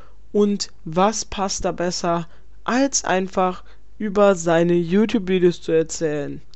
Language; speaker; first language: German; native; German